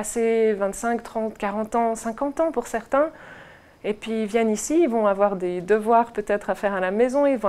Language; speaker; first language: French; native; French